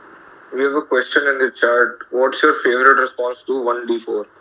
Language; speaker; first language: English; non-native, local second language; Hindi